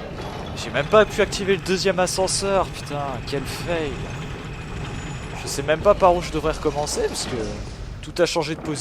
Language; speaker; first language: French; native; French